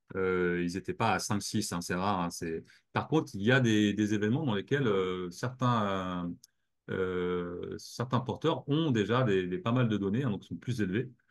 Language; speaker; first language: French; native; French